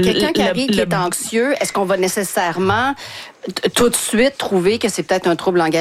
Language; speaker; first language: French; native; French